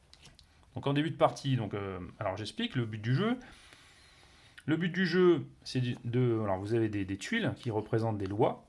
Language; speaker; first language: French; native; French